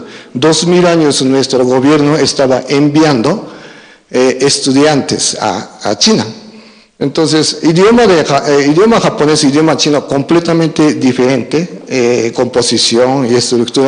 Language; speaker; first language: Spanish; non-native, fluent; Japanese